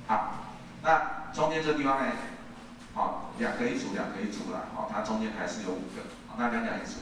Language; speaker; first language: Chinese; native; Chinese